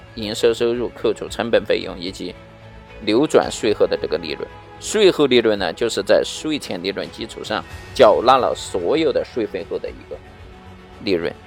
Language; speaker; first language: Chinese; native; Chinese